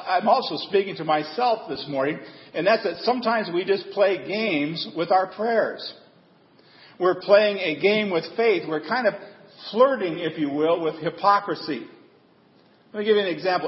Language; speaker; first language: English; native; English